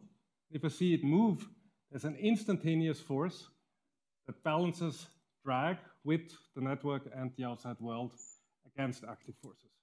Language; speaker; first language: English; non-native, fluent; German